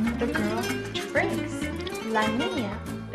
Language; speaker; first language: Spanish; non-native, learner; English